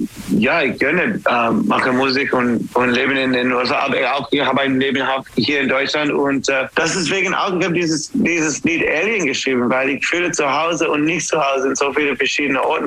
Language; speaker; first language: German; non-native, learner; English